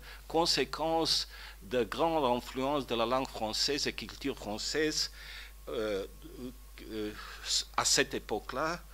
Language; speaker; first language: French; non-native, fluent; Croatian